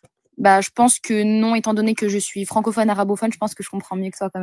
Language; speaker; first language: French; native; French